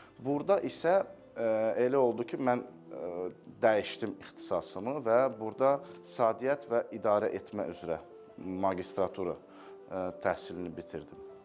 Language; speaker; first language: Azerbaijani; native; Azerbaijani